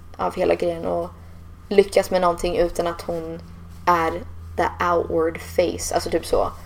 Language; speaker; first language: Swedish; early bilingual, heritage; Swedish